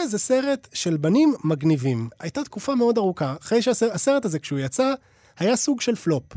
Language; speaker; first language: Hebrew; native; Hebrew